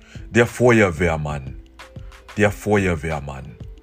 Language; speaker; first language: German; non-native, fluent; English